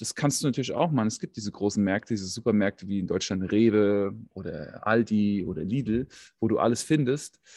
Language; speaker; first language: German; native; German